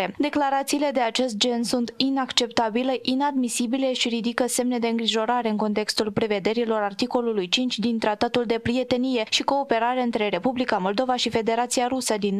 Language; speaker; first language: Romanian; native; Romanian